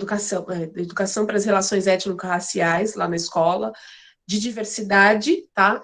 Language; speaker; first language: Portuguese; native; Portuguese